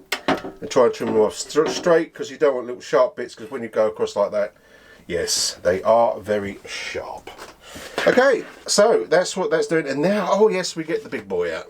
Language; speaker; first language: English; native; English